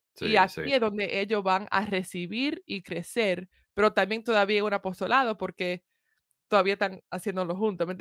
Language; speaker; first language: Spanish; early bilingual, heritage; Spanish